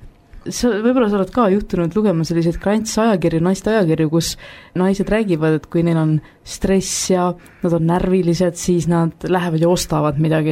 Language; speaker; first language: Estonian; native; Estonian